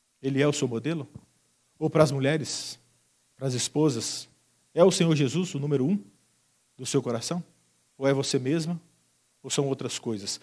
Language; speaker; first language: Portuguese; native; Portuguese